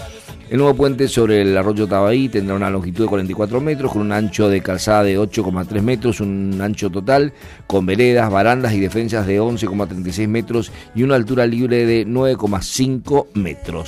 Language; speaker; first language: Spanish; native; Spanish